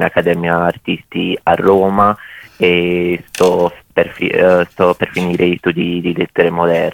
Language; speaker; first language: Italian; early bilingual, other home language; Bosnian